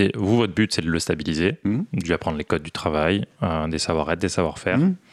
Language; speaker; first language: French; native; French